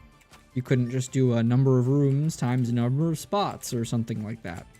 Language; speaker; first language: English; native; English